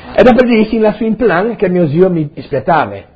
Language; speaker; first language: Italian; non-native, learner; Friulian